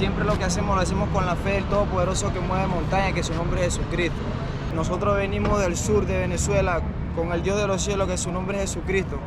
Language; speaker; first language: Spanish; native; Spanish